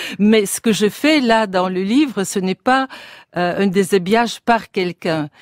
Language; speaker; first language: French; non-native, fluent; Bulgarian